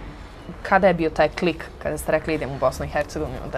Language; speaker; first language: Serbian; native; Serbian